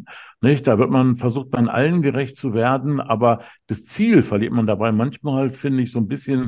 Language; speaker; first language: German; native; German